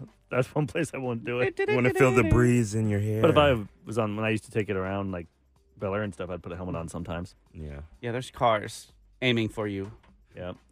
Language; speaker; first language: English; native; English